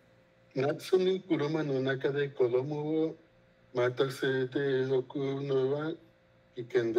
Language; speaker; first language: Japanese; non-native, learner; Spanish